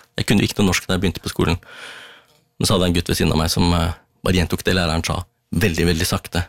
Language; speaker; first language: Norwegian; early bilingual, other home language; Tamil